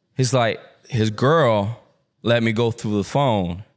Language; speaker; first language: English; early bilingual, other home language; Spanish